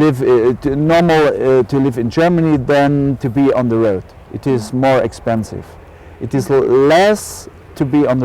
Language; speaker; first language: English; non-native, learner; German